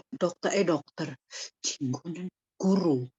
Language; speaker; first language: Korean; non-native, learner; Indonesian